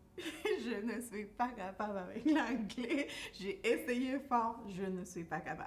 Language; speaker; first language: French; non-native, fluent; Spanish